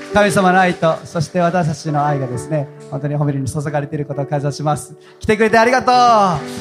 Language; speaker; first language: Japanese; non-native, fluent; Hebrew